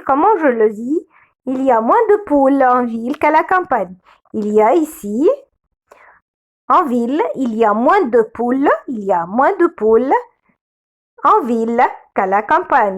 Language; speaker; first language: French; non-native, fluent; Arabic